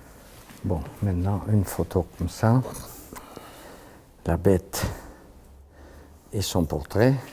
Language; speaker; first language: French; non-native, fluent; Dutch